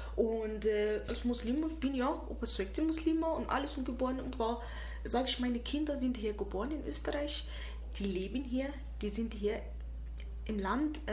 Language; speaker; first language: German; non-native, fluent; Arabic